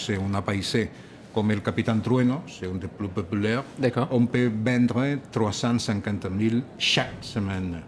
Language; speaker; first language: French; non-native, learner; Catalan